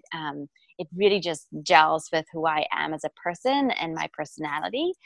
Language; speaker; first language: English; non-native, local second language; Afrikaans